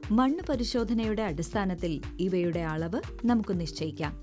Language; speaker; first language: Malayalam; native; Malayalam